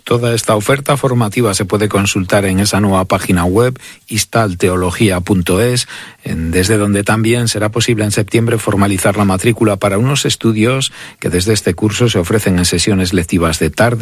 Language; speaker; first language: Spanish; native; Spanish